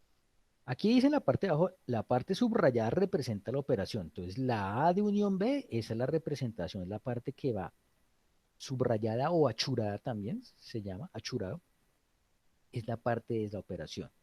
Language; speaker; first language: Spanish; native; Spanish